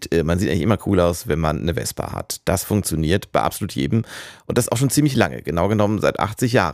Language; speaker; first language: German; native; German